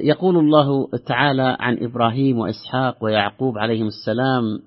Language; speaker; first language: Arabic; native; Arabic